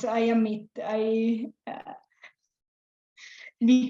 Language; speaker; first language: English; non-native, learner; Italian